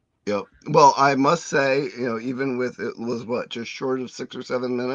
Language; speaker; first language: English; native; English